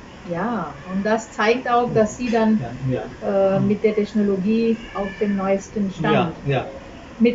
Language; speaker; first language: German; non-native, fluent; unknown